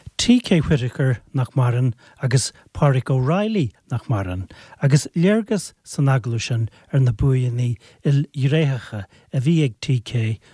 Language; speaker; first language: Irish; native; Irish